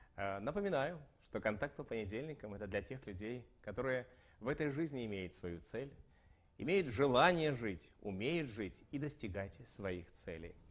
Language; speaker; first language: Russian; native; Russian